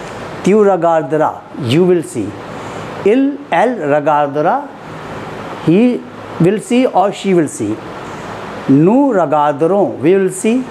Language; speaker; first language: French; non-native, learner; Hindi